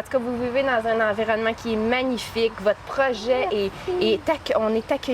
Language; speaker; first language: French; native; French